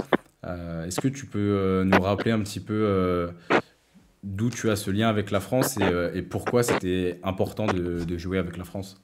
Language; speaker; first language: French; native; French